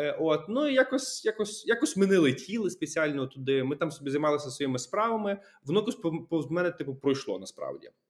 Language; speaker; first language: Ukrainian; native; Ukrainian